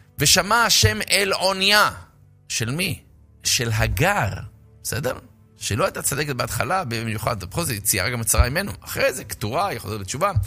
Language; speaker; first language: Hebrew; native; Hebrew